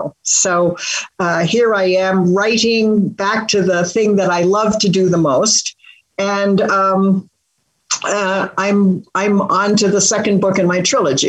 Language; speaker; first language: English; native; English